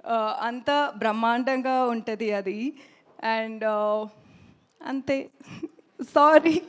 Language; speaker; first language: Telugu; non-native, local second language; Tamil